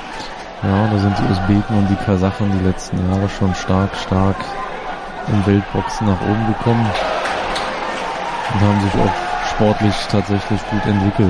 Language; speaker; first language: German; native; German